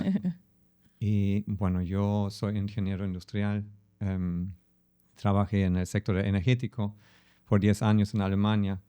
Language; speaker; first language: Spanish; non-native, fluent; German